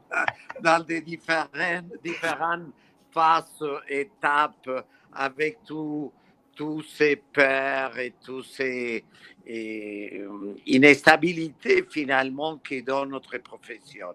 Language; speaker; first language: French; non-native, fluent; Spanish